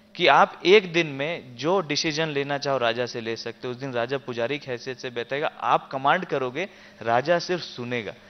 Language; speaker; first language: Hindi; native; Hindi